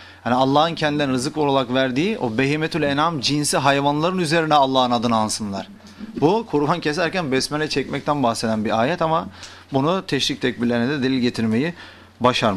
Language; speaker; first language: Turkish; native; Turkish